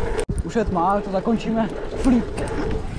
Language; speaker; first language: Czech; native; Czech